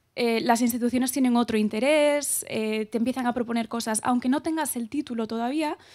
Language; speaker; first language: Spanish; native; Spanish